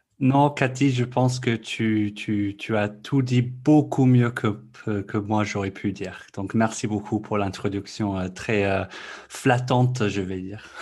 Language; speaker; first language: French; non-native, fluent; English